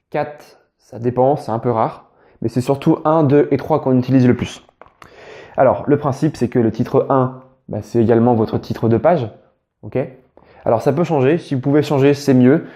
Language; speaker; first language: French; native; French